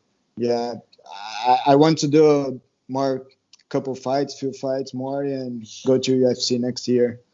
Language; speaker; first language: English; non-native, learner; Portuguese